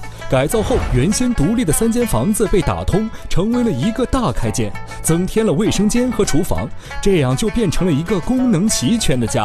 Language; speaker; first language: Chinese; native; Chinese